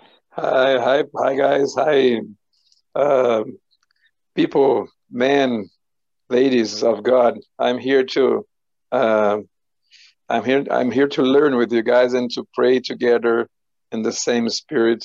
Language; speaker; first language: English; non-native, learner; Portuguese